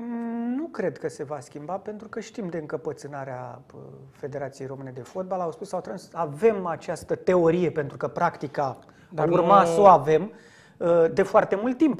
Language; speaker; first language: Romanian; native; Romanian